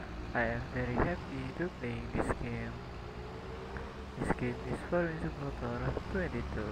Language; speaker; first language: English; non-native, learner; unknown